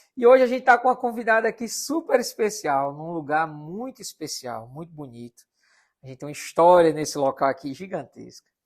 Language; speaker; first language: Portuguese; native; Portuguese